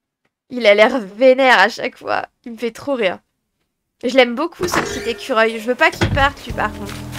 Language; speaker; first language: French; native; French